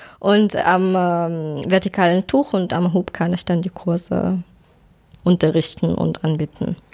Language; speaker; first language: German; non-native, fluent; Russian